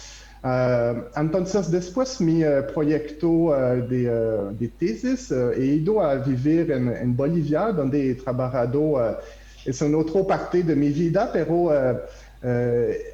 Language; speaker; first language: Spanish; non-native, learner; French